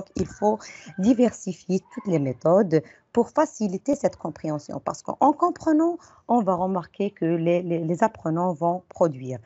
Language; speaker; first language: French; non-native, local second language; Arabic